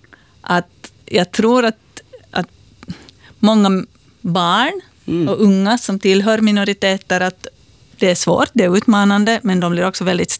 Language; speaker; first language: Swedish; native; Swedish